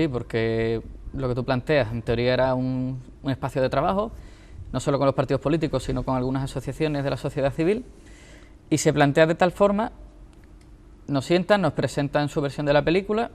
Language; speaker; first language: Spanish; native; Spanish